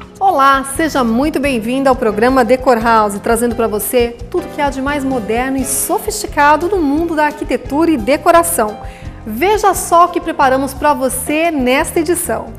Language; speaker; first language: Portuguese; native; Portuguese